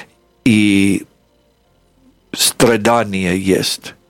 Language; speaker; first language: Russian; non-native, fluent; English